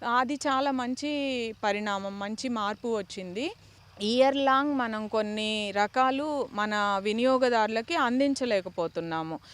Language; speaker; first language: Telugu; native; Telugu